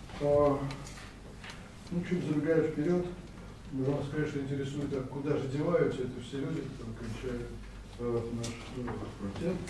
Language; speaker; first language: Russian; native; Russian